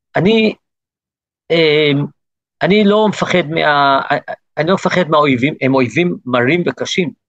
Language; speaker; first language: Hebrew; early bilingual, other home language; English